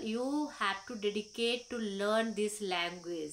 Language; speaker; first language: English; non-native, local second language; Hindi